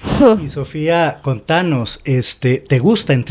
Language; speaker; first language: Spanish; native; Spanish